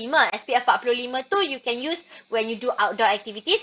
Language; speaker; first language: English; non-native, local second language; Malay